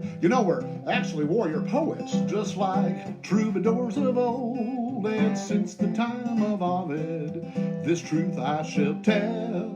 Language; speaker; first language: English; native; English